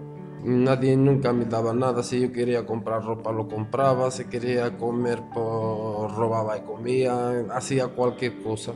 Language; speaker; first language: Spanish; non-native, fluent; Arabic